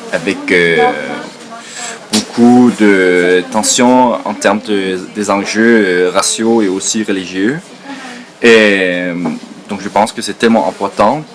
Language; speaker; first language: French; non-native, fluent; Danish